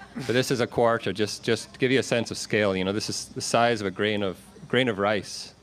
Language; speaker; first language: English; native; English